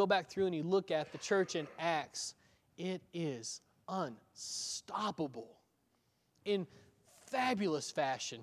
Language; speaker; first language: English; native; English